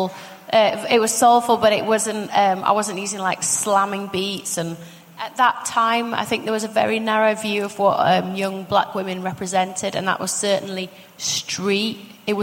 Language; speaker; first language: English; native; English